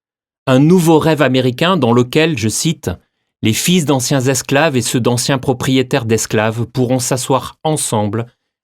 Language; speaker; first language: French; native; French